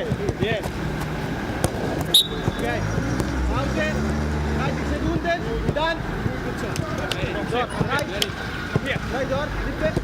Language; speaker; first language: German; non-native, learner; Italian